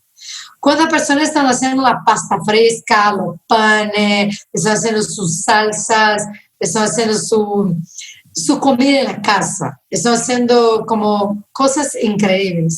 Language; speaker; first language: Spanish; non-native, fluent; Portuguese